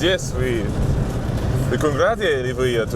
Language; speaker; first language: Russian; non-native, learner; English